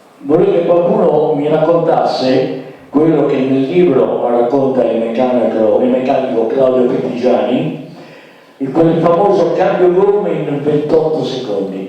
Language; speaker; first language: Italian; native; Italian